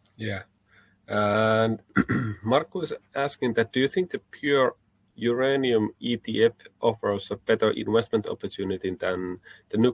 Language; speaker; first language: English; non-native, fluent; Finnish